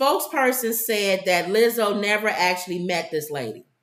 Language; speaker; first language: English; native; English